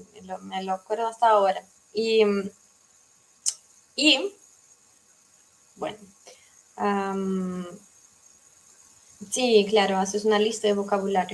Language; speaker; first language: Spanish; non-native, fluent; Russian